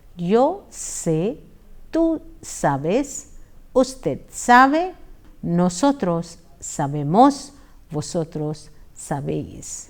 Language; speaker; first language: Spanish; non-native, fluent; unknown